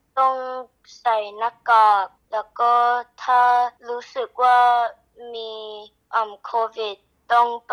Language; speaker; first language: Thai; early bilingual, heritage; Thai